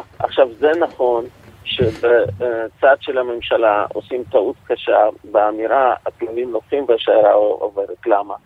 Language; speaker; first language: Hebrew; non-native, fluent; Russian